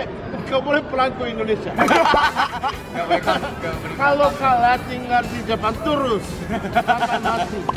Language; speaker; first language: Indonesian; non-native, learner; Japanese